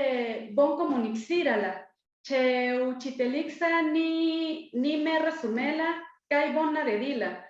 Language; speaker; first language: Slovenian; non-native, learner; Spanish